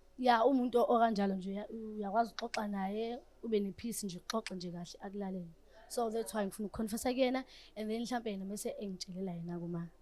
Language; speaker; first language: Zulu; native; Zulu